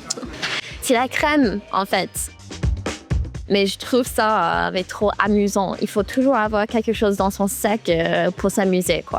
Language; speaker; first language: French; early bilingual, heritage; French